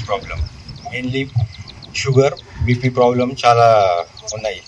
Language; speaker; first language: Telugu; non-native, local second language; Hindi